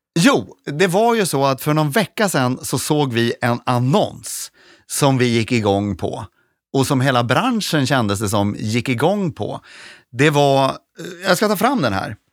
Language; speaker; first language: Swedish; native; Swedish